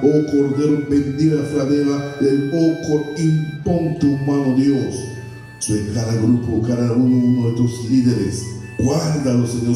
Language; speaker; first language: Spanish; native; Spanish